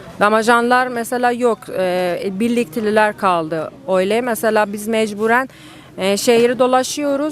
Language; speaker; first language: Turkish; non-native, learner; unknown